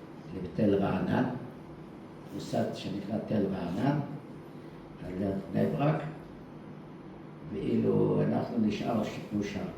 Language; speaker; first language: Hebrew; early bilingual, other home language; Dutch